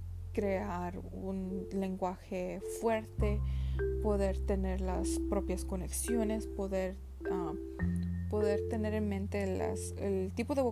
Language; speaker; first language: Spanish; early bilingual, heritage; Spanish